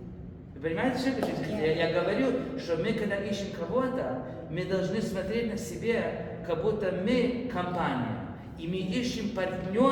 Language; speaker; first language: Russian; early bilingual, heritage; Russian